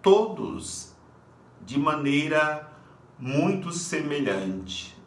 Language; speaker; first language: Portuguese; native; Portuguese